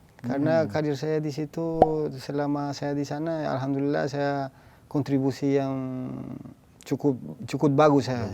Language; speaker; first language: Indonesian; non-native, fluent; Spanish